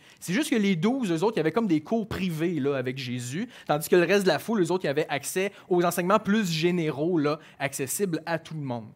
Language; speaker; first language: French; native; French